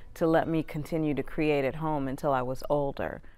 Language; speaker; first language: English; native; English